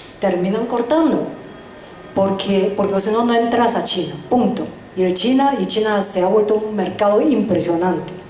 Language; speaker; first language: Spanish; early bilingual, other home language; Chinese